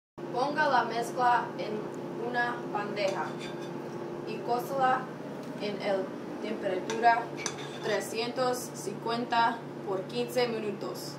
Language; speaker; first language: Spanish; non-native, learner; English